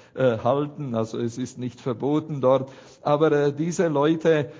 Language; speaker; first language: German; non-native, fluent; Romanian